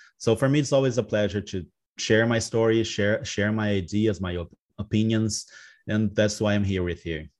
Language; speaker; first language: English; non-native, fluent; Portuguese